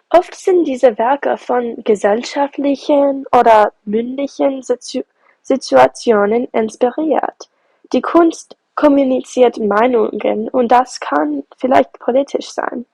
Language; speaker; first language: German; non-native, learner; English